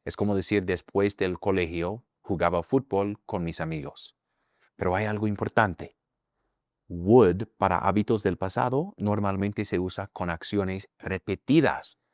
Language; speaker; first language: Spanish; non-native, fluent; English